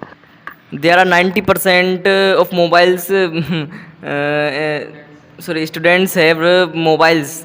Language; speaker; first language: English; non-native, learner; Hindi